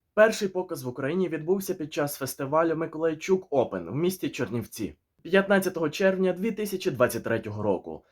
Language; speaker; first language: Ukrainian; native; Ukrainian